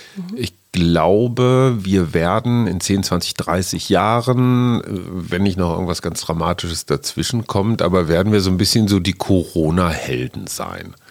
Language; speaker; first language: German; native; German